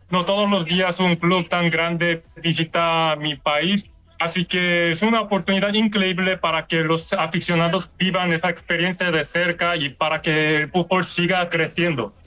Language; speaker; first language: Spanish; non-native, learner; Korean